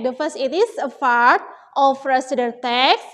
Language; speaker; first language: English; non-native, learner; Indonesian